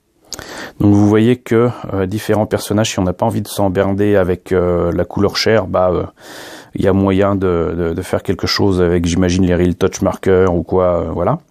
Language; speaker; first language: French; native; French